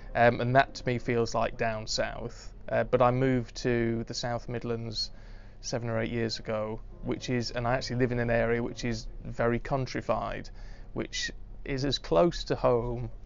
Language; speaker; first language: English; native; English